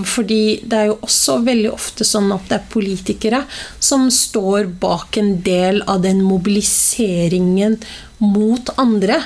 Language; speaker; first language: Norwegian; early bilingual, other home language; Somali